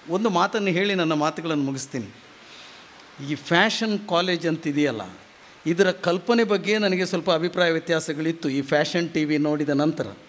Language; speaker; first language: Kannada; non-native, local second language; Konkani